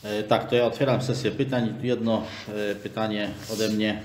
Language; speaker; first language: Polish; native; Polish